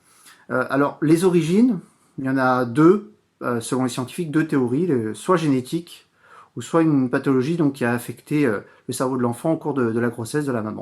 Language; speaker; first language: French; native; French